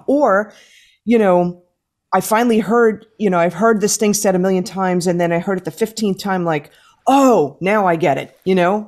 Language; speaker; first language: English; native; English